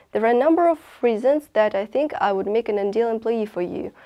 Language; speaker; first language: English; non-native, fluent; Russian